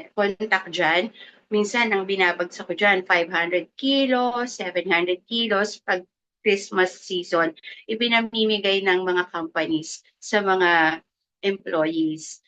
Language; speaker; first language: Filipino; native; Filipino